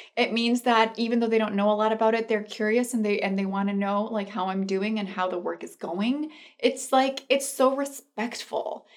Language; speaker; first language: English; non-native, fluent; Spanish